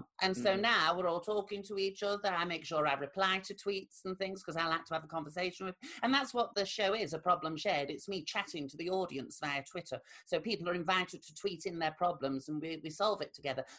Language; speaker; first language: English; native; English